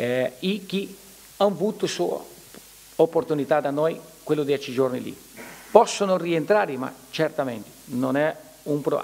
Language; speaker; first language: Italian; non-native, fluent; Portuguese